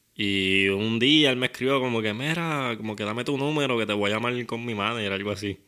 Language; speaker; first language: Spanish; native; Spanish